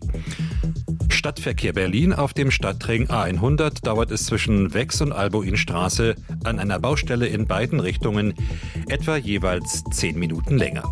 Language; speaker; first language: German; native; German